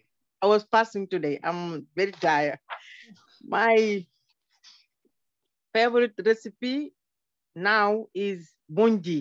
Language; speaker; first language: English; non-native, learner; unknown